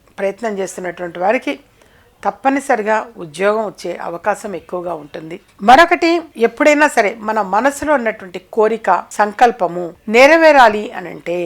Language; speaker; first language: Telugu; native; Telugu